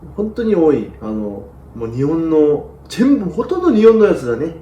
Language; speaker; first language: Japanese; non-native, fluent; Korean